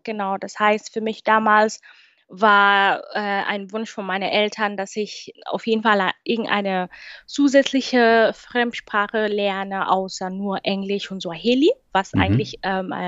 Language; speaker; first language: German; non-native, fluent; Swahili